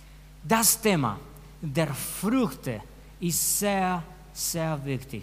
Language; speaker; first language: German; non-native, fluent; Spanish